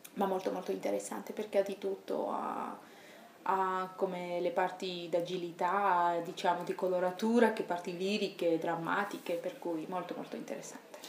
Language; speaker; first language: Italian; non-native, fluent; Georgian